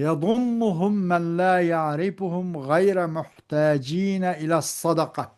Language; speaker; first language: Arabic; non-native, fluent; Uyghur